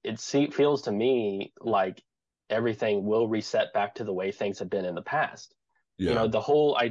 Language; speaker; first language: English; native; English